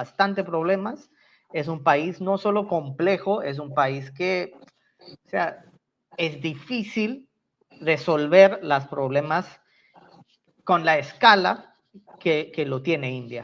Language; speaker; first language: Spanish; non-native, fluent; Tamil